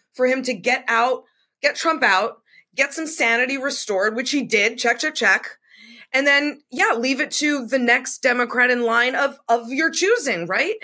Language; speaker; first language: English; native; English